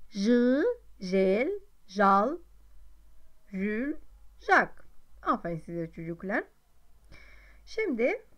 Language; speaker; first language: Turkish; non-native, fluent; Arabic